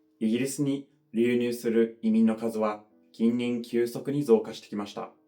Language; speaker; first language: Japanese; non-native, fluent; English